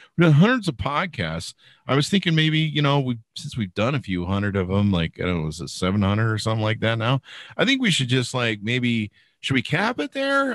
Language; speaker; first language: English; native; English